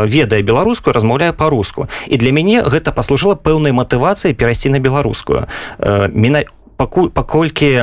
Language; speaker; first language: Belarusian; non-native, local second language; Russian